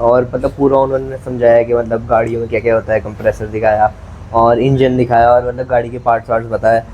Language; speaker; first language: Hindi; native; Hindi